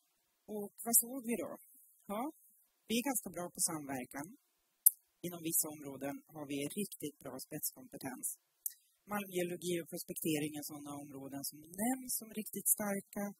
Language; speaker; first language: Swedish; native; Swedish